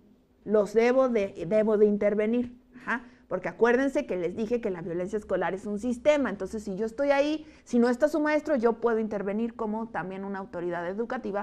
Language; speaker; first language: Spanish; native; Spanish